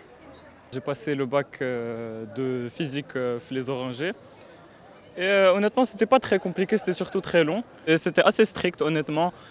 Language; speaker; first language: French; non-native, local second language; Arabic